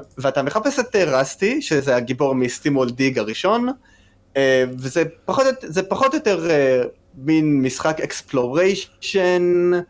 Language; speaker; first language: Hebrew; native; Hebrew